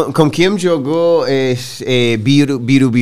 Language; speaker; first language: Portuguese; non-native, learner; English